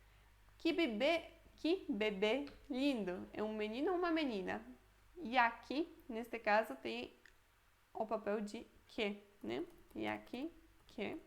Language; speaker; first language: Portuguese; non-native, fluent; Polish